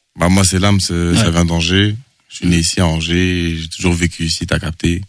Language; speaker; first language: French; native; French